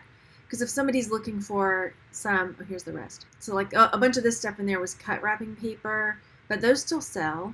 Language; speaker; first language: English; native; English